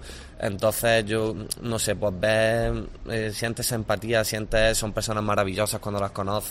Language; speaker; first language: Spanish; native; Spanish